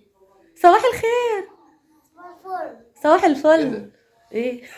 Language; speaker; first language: Arabic; native; Arabic